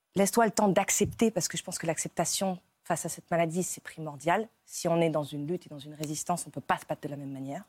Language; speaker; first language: French; native; French